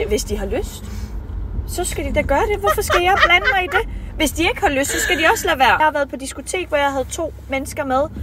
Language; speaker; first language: Danish; early bilingual, other home language; Kurdish